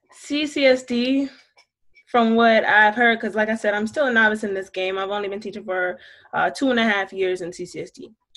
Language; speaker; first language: English; native; English